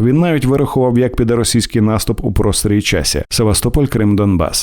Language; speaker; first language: Ukrainian; native; Ukrainian